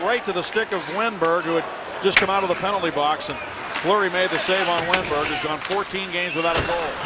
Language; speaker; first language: English; native; English